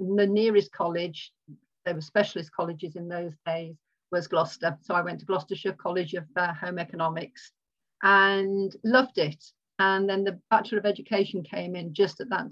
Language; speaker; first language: English; native; English